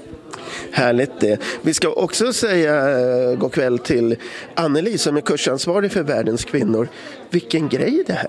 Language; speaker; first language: Swedish; native; Swedish